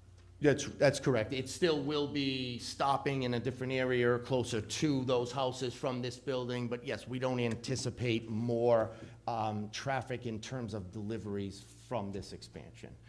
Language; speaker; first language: English; native; English